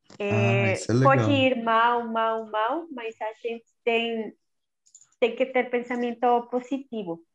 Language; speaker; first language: Portuguese; non-native, learner; Spanish